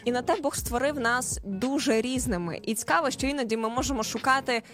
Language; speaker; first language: Ukrainian; native; Ukrainian